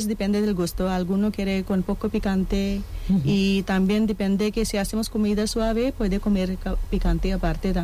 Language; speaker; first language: Spanish; non-native, learner; Punjabi